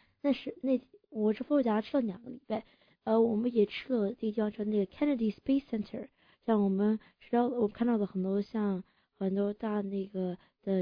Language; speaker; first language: Chinese; early bilingual, heritage; English